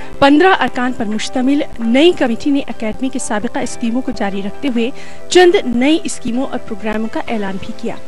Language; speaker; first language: Urdu; native; Urdu